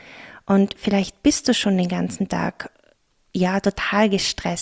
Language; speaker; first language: German; native; German